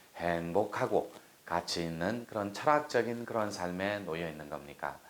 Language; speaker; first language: Korean; native; Korean